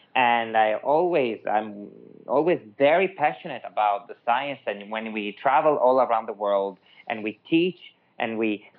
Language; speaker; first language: English; non-native, fluent; Italian